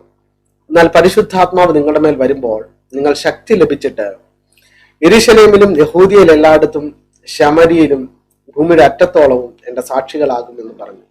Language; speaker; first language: Malayalam; native; Malayalam